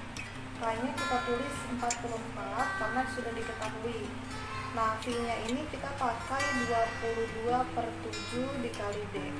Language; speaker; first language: Indonesian; native; Indonesian